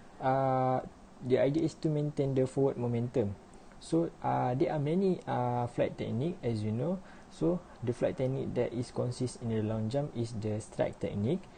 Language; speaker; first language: English; non-native, learner; Malay